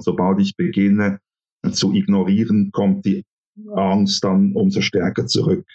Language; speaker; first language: German; native; German